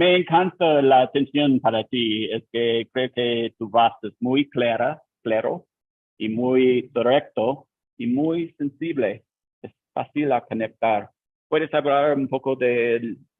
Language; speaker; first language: Spanish; non-native, learner; English